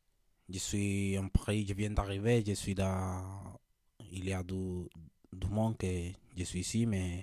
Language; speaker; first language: French; non-native, learner; Spanish